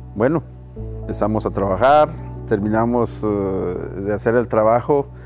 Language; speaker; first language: Spanish; native; Spanish